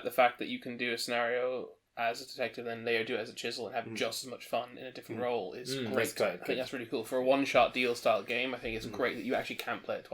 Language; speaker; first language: English; native; English